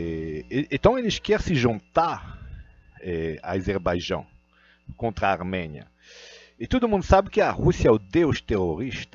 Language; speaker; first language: Portuguese; non-native, fluent; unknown